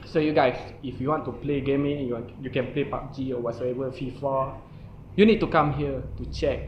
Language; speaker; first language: English; non-native, local second language; Malay